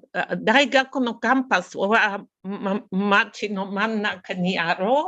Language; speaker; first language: Japanese; non-native, learner; Bulgarian